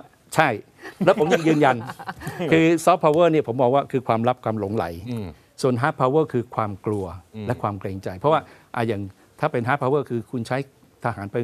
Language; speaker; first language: Thai; native; Thai